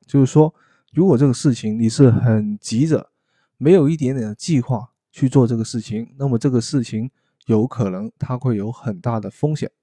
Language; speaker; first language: Chinese; non-native, local second language; Cantonese